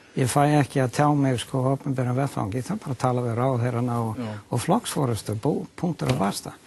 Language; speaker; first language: Icelandic; non-native, fluent; English